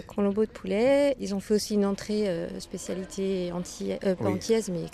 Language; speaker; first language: French; native; French